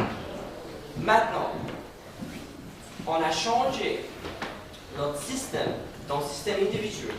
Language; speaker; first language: French; non-native, fluent; Persian